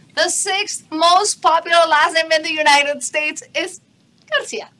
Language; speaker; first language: English; non-native, fluent; Spanish